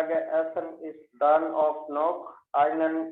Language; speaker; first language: German; non-native, learner; Hindi